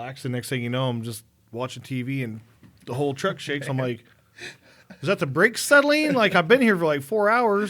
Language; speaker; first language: English; native; English